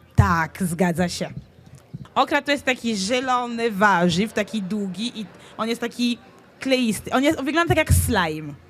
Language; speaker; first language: Polish; non-native, fluent; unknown